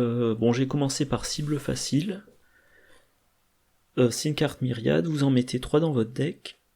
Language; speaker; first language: French; native; French